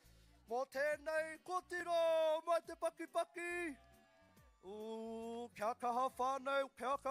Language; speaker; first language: Māori; non-native, local second language; English